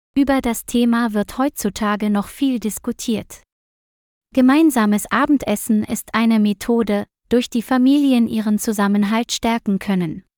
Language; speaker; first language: German; non-native, learner; Vietnamese